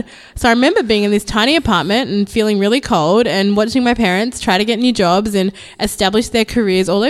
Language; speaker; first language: English; native; English